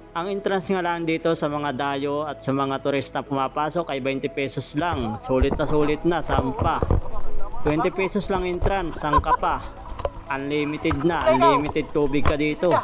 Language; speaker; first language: Filipino; native; Filipino